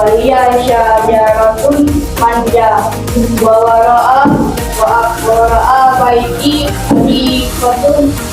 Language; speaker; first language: Arabic; non-native, learner; Indonesian